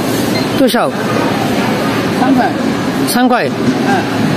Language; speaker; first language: Chinese; non-native, learner; Bangla